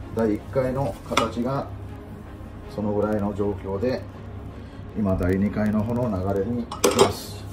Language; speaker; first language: Japanese; non-native, fluent; Bangla